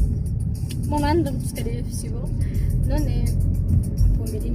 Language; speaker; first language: Russian; non-native, local second language; Tajik